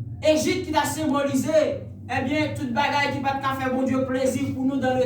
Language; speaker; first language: French; non-native, local second language; Haitian Creole